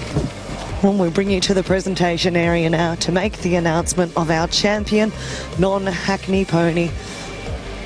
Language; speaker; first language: English; native; English